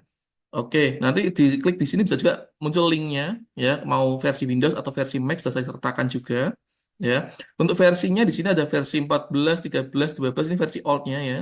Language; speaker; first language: Indonesian; native; Indonesian